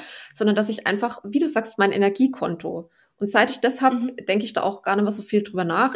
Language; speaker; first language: German; native; German